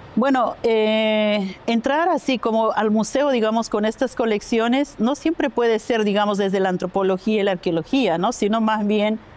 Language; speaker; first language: Spanish; native; Spanish